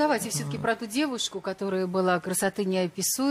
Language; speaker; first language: Russian; native; Russian